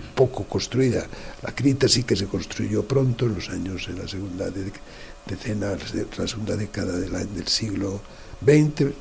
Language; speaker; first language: Spanish; native; Spanish